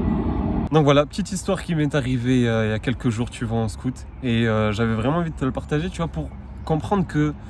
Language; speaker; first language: French; native; French